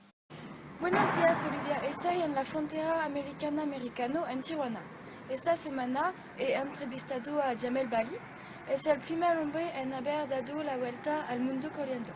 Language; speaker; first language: Spanish; non-native, learner; French